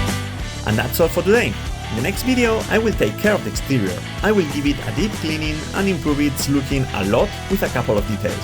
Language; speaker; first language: English; non-native, fluent; Spanish